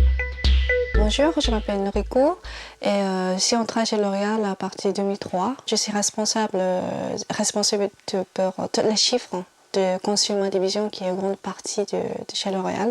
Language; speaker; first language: French; non-native, fluent; Japanese